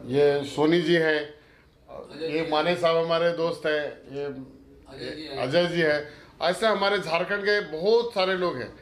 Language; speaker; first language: Hindi; native; Hindi